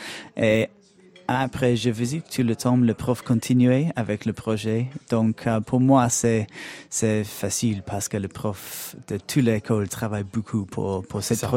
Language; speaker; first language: French; non-native, learner; English